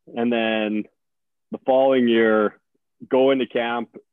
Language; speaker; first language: English; native; English